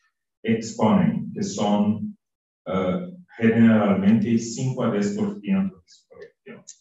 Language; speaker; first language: Spanish; non-native, fluent; Portuguese